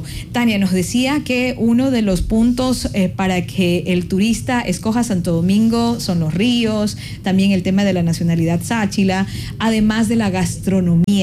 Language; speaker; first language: Spanish; native; Spanish